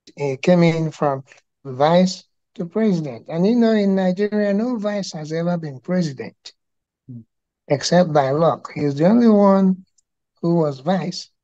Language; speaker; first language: English; non-native, local second language; Igbo